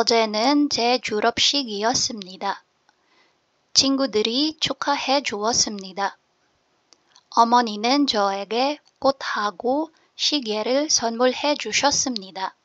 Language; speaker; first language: Korean; non-native, fluent; Filipino